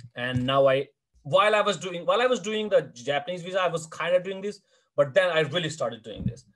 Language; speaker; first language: English; non-native, local second language; Hindi